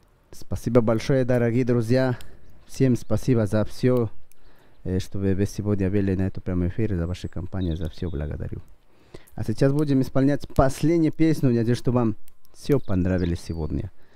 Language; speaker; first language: Russian; non-native, learner; Spanish